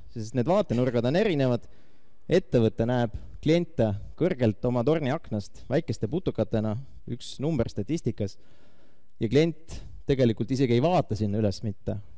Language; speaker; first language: Estonian; native; Estonian